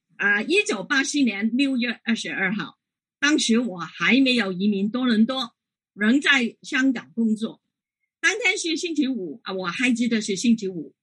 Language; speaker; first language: Chinese; non-native, local second language; Cantonese